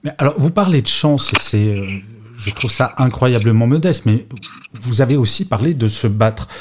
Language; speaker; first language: French; native; French